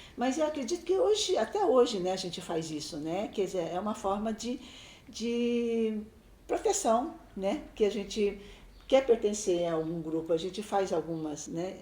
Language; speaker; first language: Portuguese; early bilingual, other home language; Chinese